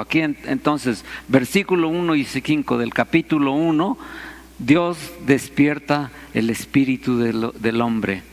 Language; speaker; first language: Spanish; native; Spanish